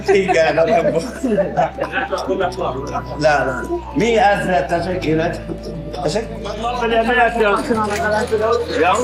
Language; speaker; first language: Hungarian; non-native, learner; Arabic